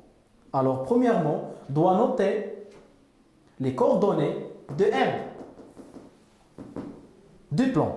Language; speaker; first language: French; non-native, local second language; Arabic